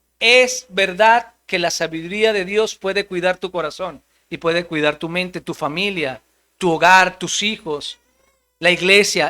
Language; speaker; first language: Spanish; native; Spanish